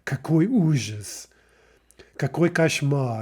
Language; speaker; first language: Russian; non-native, fluent; English